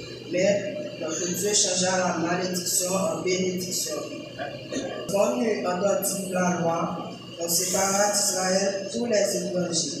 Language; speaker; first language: French; non-native, local second language; Haitian Creole